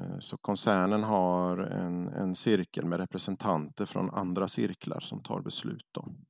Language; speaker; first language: Swedish; native; Swedish